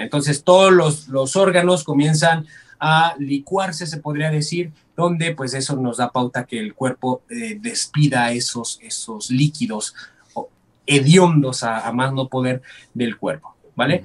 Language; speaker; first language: Spanish; native; Spanish